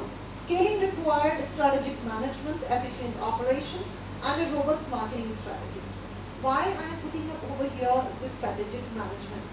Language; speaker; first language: English; non-native, local second language; Hindi